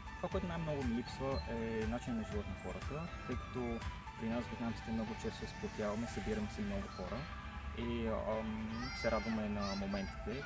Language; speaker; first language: Bulgarian; early bilingual, other home language; Vietnamese